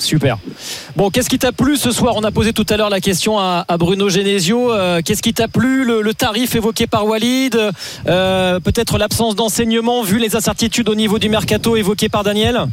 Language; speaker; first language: French; native; French